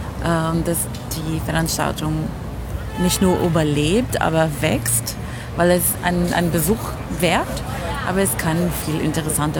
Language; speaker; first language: German; non-native, fluent; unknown